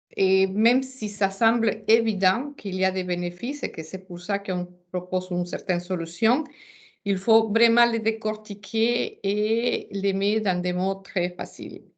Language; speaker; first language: French; non-native, fluent; Spanish